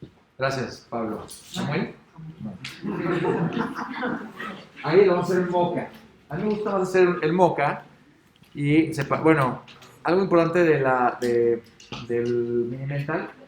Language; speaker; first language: Spanish; native; Spanish